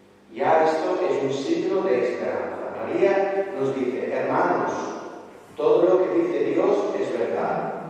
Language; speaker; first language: Spanish; non-native, fluent; Italian